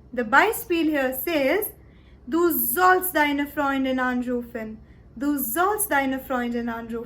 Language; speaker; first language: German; non-native, learner; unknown